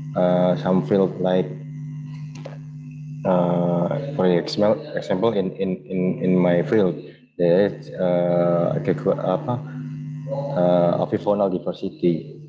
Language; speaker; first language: English; non-native, learner; Indonesian